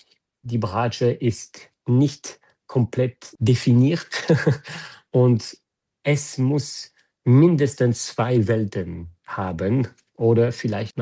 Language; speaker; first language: German; non-native, fluent; French